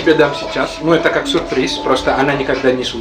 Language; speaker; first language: Russian; non-native, fluent; Indonesian